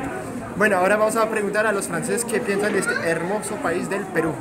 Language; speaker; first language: Spanish; non-native, fluent; French